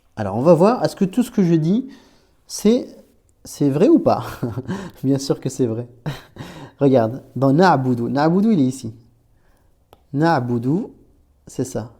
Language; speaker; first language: French; native; French